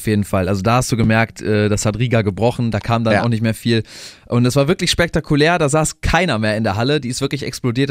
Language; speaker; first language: German; native; German